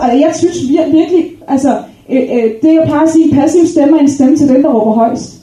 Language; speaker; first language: Danish; early bilingual, other home language; Arabic